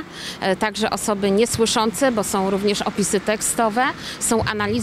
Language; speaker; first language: Polish; native; Polish